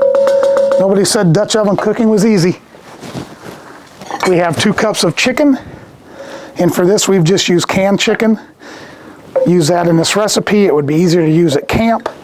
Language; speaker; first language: English; native; English